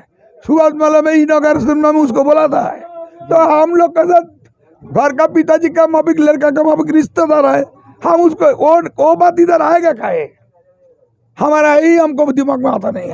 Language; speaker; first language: Hindi; non-native, local second language; Bangla